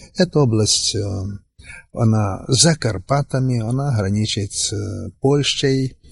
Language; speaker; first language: Russian; non-native, local second language; Rusyn